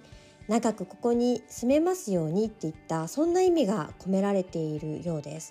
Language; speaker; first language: Japanese; native; Japanese